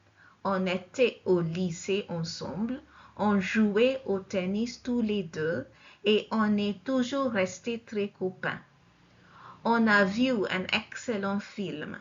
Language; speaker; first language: French; non-native, fluent; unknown